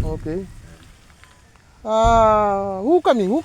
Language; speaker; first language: English; non-native, local second language; Fijian